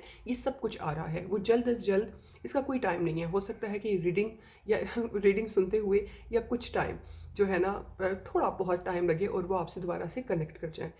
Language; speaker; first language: Hindi; native; Hindi